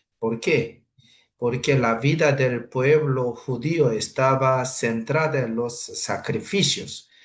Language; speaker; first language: Spanish; non-native, fluent; Korean